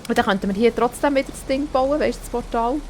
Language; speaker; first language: German; native; German